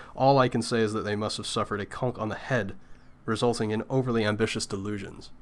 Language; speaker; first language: English; native; English